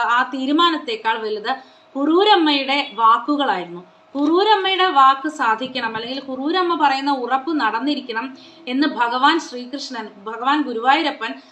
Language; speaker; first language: Malayalam; non-native, local second language; Konkani